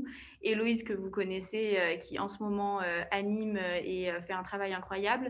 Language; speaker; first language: French; native; French